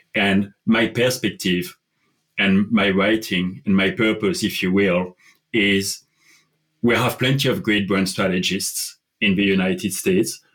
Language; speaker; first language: English; non-native, fluent; French